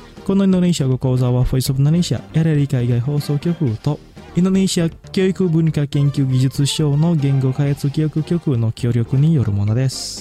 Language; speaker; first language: Japanese; non-native, fluent; Indonesian